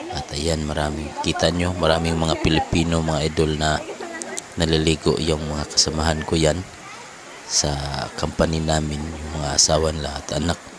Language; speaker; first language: Filipino; native; Filipino